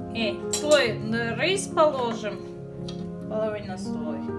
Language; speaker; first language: Russian; non-native, local second language; Tajik